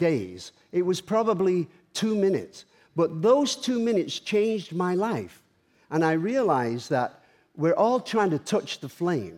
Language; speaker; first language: English; native; English